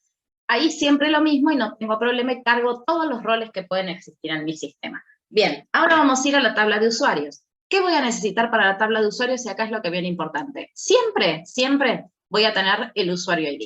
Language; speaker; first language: Spanish; native; Spanish